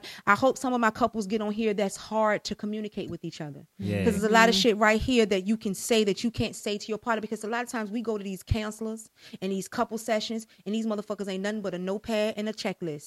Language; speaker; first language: English; native; English